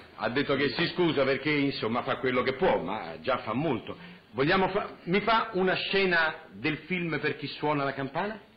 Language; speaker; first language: Italian; native; Italian